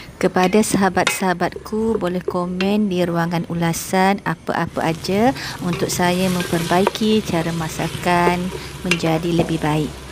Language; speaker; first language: Malay; native; Malay